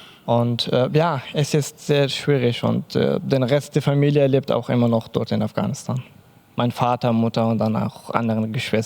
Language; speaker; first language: German; non-native, learner; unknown